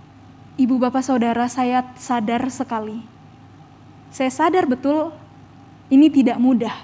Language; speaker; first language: Indonesian; native; Indonesian